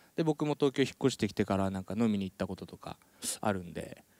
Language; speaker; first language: Japanese; native; Japanese